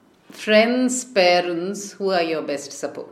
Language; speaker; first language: English; non-native, local second language; Tamil